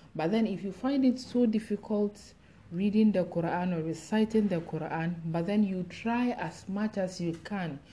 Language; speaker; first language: English; non-native, local second language; Akan